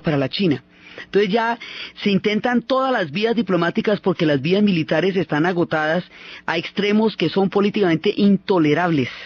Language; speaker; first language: Spanish; native; Spanish